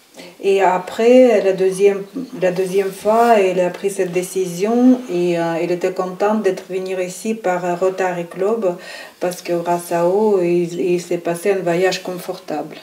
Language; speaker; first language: French; non-native, fluent; Ukrainian